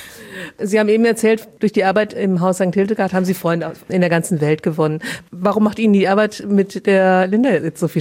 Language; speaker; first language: German; native; German